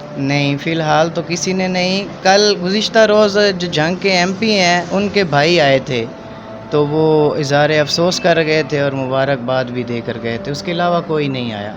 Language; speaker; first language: Urdu; non-native, local second language; Punjabi